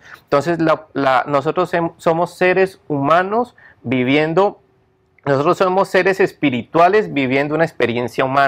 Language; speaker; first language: Spanish; native; Spanish